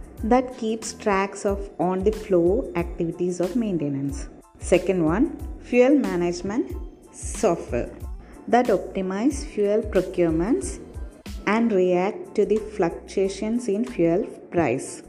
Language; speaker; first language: English; non-native, local second language; Malayalam